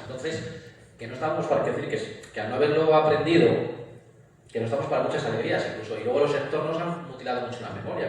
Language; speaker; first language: Spanish; native; Spanish